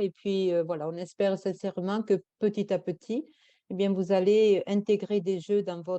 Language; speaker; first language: French; native; French